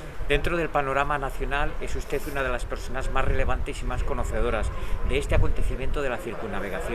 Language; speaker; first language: Spanish; native; Spanish